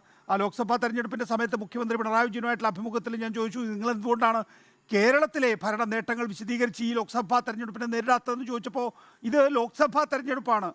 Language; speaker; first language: Malayalam; native; Malayalam